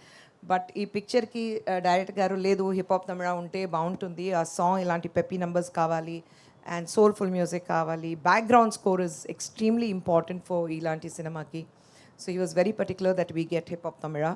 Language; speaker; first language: Telugu; non-native, local second language; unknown